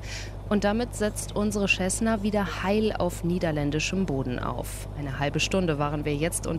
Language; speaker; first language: German; native; German